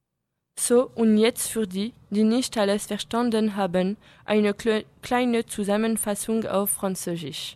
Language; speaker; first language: German; non-native, learner; French